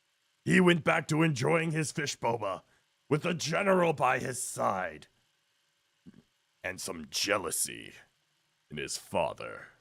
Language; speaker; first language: English; native; English